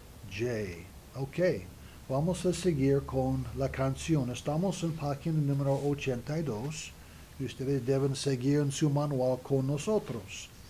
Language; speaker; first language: Spanish; non-native, learner; English